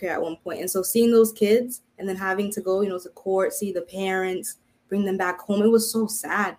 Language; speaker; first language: English; early bilingual, other home language; Haitian Creole